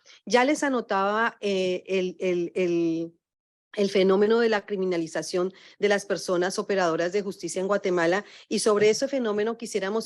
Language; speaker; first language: Spanish; native; Spanish